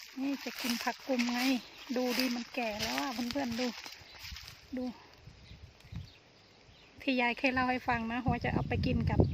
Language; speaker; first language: Thai; native; Thai